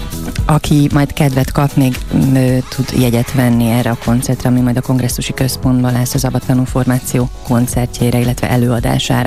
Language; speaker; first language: Hungarian; native; Hungarian